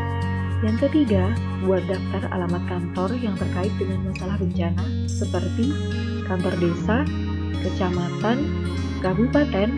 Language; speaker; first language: Indonesian; native; Indonesian